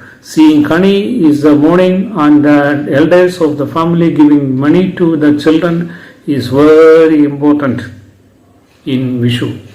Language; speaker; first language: English; non-native, local second language; Malayalam